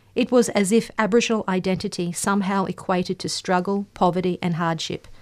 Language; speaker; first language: English; native; English